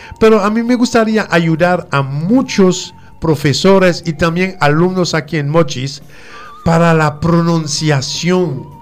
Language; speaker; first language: Spanish; non-native, fluent; French